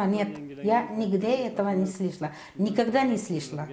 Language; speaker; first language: Russian; non-native, local second language; Uzbek